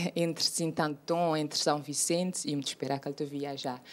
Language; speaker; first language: Portuguese; non-native, local second language; Kabuverdianu